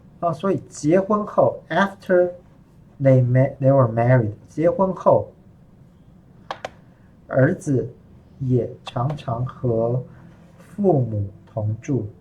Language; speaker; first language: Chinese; non-native, fluent; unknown